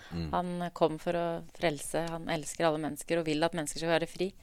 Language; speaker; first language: Norwegian; native; Norwegian